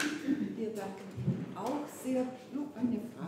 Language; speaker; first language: German; non-native, fluent; Ukrainian